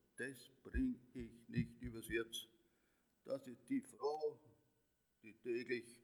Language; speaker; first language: German; native; German